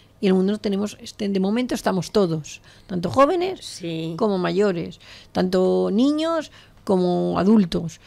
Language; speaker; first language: Spanish; native; Spanish